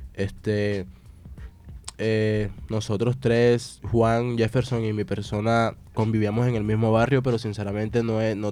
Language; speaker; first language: Spanish; native; Spanish